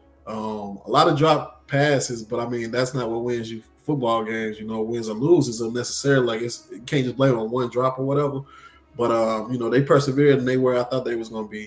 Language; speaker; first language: English; native; English